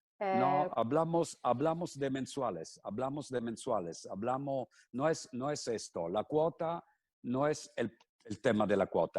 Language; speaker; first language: Spanish; non-native, fluent; Italian